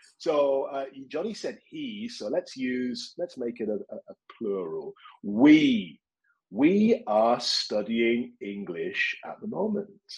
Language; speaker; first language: English; native; English